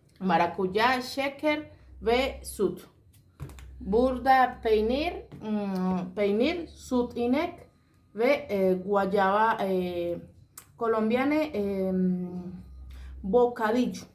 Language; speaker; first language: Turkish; non-native, learner; Spanish